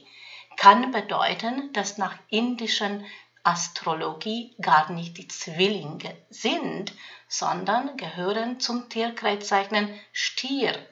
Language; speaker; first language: German; non-native, fluent; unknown